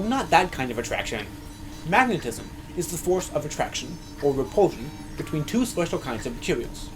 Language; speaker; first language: English; native; English